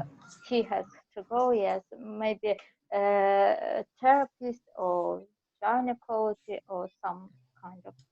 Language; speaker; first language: English; non-native, learner; Russian